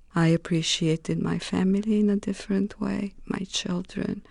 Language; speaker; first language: English; non-native, fluent; Romanian